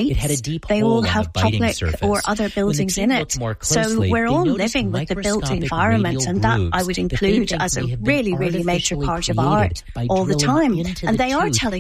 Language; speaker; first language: English; native; English